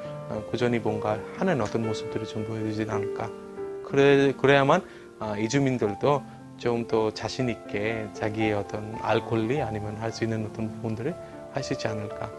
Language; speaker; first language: Korean; non-native, fluent; Bangla